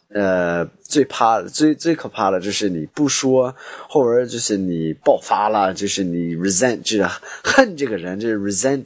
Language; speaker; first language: Chinese; non-native, fluent; English